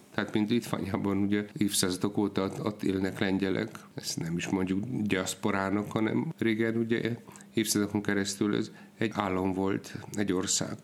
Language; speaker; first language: Hungarian; non-native, fluent; Polish